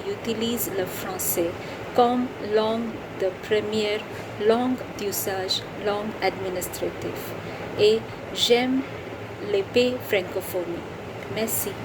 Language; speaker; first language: French; non-native, learner; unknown